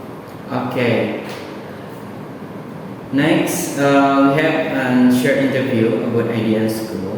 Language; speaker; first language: English; non-native, learner; Indonesian